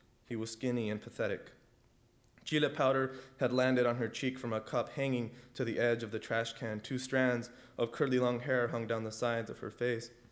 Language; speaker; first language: English; early bilingual, other home language; Spanish